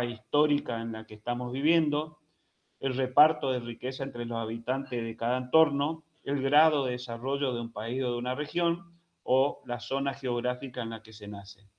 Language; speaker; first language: Spanish; native; Spanish